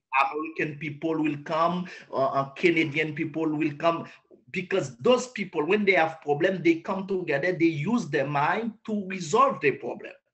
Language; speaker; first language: English; non-native, learner; Haitian Creole